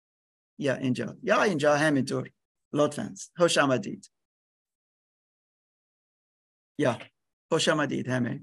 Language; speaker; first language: Persian; non-native, fluent; English